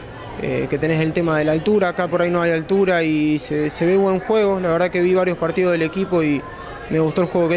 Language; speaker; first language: Spanish; native; Spanish